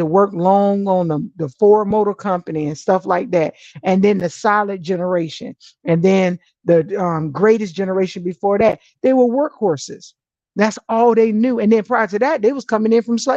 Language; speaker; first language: English; native; English